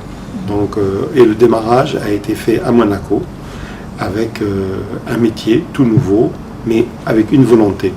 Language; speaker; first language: French; non-native, local second language; Arabic